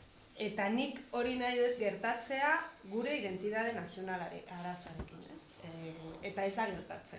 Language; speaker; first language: Basque; non-native, fluent; Catalan